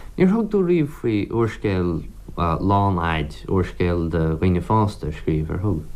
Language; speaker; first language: Irish; native; Irish